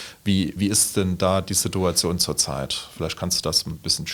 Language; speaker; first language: German; native; German